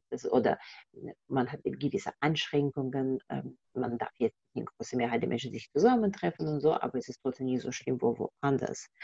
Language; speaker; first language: German; non-native, fluent; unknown